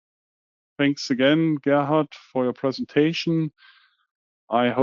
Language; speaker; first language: English; non-native, fluent; German